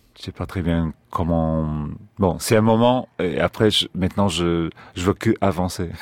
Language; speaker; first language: French; non-native, fluent; Portuguese